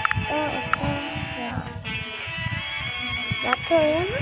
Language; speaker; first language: Filipino; non-native, local second language; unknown